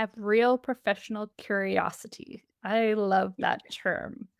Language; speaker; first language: English; native; English